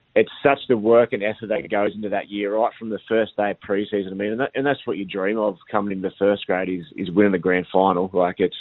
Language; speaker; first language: English; native; English